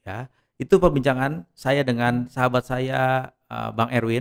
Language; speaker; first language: Indonesian; native; Indonesian